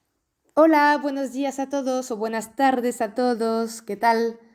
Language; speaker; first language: Spanish; non-native, fluent; French